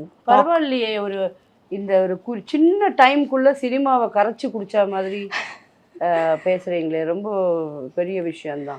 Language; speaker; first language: Tamil; native; Tamil